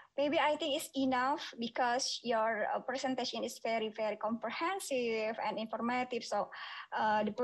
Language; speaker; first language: English; non-native, fluent; Indonesian